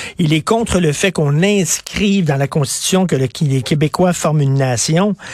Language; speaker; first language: French; native; French